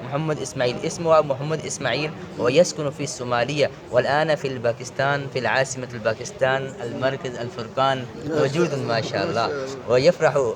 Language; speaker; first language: Arabic; non-native, learner; Urdu